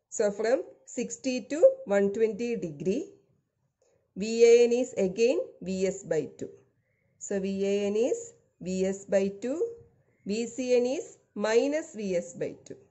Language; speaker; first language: English; non-native, local second language; Malayalam